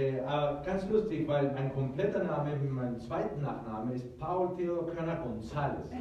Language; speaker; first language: German; early bilingual, heritage; Spanish